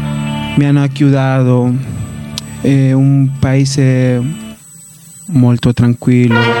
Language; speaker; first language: Italian; non-native, learner; Spanish